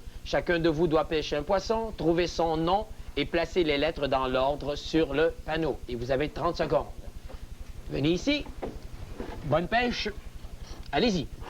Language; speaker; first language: French; native; French